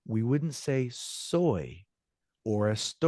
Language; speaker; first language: Spanish; non-native, fluent; English